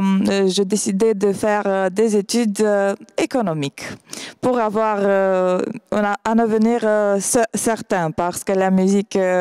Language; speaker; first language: French; non-native, fluent; Romanian